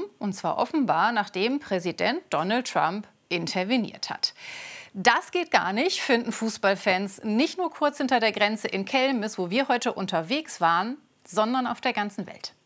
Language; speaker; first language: German; native; German